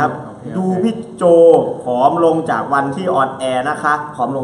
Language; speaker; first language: Thai; native; Thai